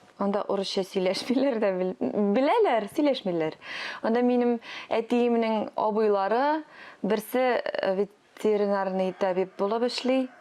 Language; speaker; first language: Tatar; non-native, local second language; Russian